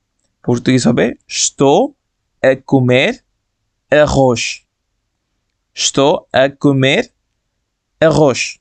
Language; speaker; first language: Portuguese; non-native, fluent; Bangla